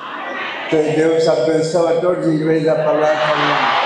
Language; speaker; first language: Portuguese; non-native, learner; Lingala